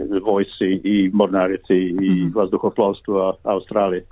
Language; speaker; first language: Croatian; early bilingual, heritage; Serbian